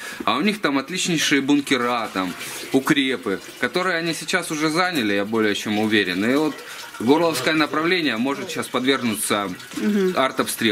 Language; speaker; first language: Russian; native; Russian